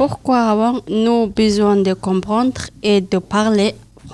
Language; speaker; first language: French; non-native, learner; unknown